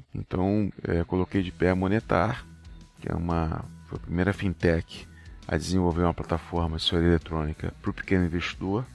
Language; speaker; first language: Portuguese; native; Portuguese